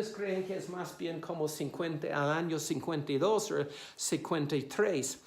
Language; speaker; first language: Spanish; non-native, fluent; English